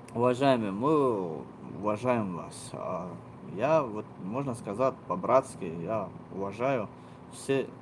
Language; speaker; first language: Russian; non-native, local second language; Tajik